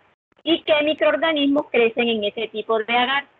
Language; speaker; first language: Spanish; native; Spanish